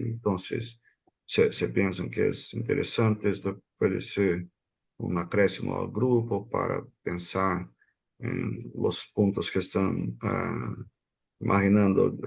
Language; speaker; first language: Spanish; non-native, fluent; Portuguese